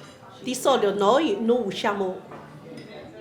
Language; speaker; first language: Italian; non-native, learner; Chinese